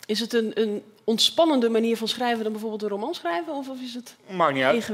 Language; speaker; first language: Dutch; native; Dutch